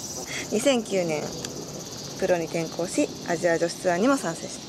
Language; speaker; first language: Japanese; native; Japanese